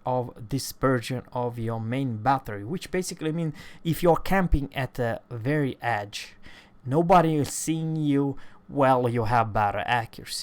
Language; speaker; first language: English; non-native, fluent; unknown